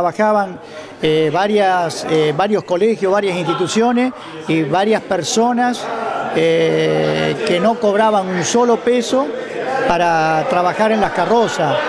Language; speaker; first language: Spanish; native; Spanish